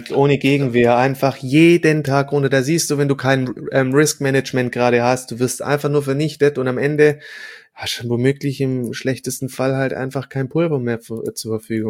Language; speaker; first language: German; native; German